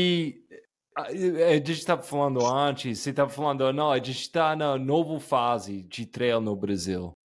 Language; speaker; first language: Portuguese; non-native, fluent; English